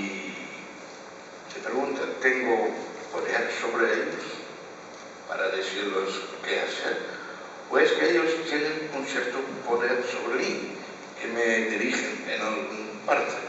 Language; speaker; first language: Spanish; non-native, fluent; Dutch